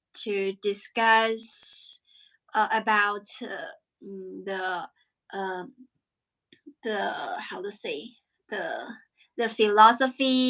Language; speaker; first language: English; non-native, fluent; Chinese